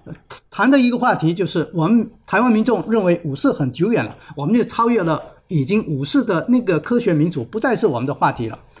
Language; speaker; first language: Chinese; native; Chinese